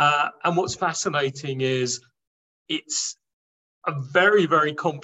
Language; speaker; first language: English; native; English